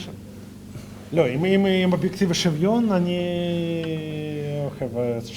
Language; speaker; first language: Hebrew; non-native, fluent; Russian